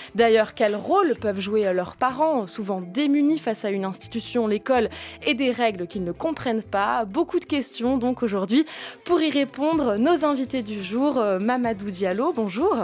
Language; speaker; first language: French; native; French